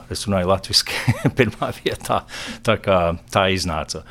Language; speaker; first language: Latvian; early bilingual, heritage; Latvian